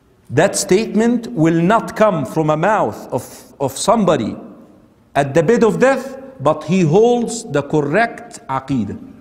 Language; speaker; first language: English; non-native, fluent; Arabic